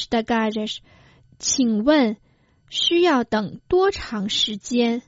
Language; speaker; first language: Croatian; non-native, fluent; Chinese